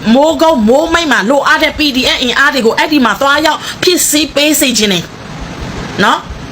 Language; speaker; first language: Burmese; non-native, local second language; S'gaw Karen